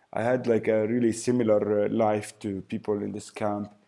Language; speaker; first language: English; early bilingual, other home language; Arabic